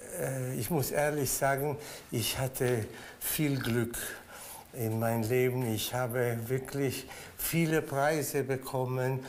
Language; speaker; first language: German; non-native, fluent; Spanish